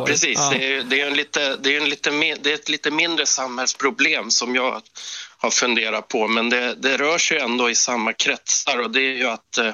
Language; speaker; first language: Swedish; native; Swedish